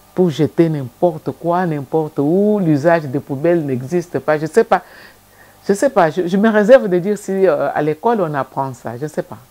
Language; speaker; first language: French; non-native, local second language; Lingala